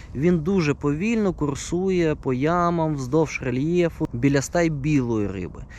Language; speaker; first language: Ukrainian; non-native, local second language; Russian